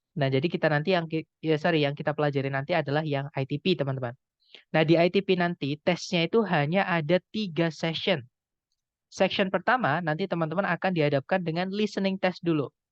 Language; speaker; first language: Indonesian; non-native, local second language; Javanese